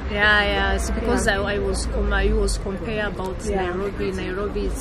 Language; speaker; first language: English; non-native, local second language; Kinyarwanda